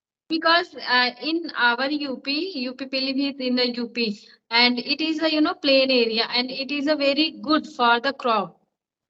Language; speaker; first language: English; non-native, learner; Hindi